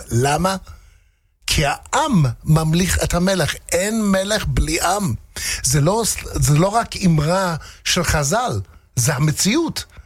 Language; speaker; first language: Hebrew; non-native, fluent; English